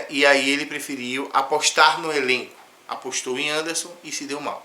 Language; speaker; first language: Portuguese; native; Portuguese